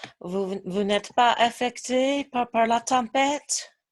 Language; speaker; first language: French; non-native, fluent; English